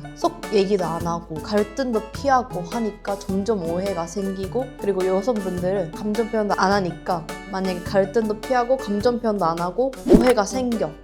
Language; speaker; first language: Korean; non-native, fluent; Japanese